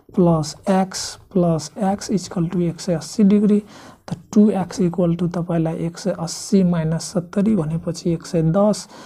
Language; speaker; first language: Nepali; non-native, local second language; Maithili